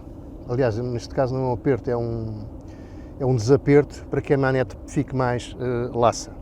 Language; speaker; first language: Portuguese; native; Portuguese